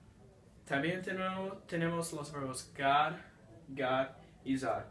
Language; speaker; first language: Spanish; non-native, learner; English